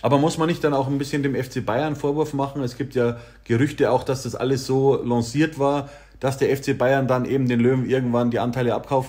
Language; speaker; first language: German; native; German